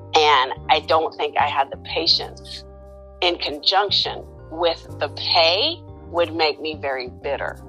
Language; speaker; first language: English; native; English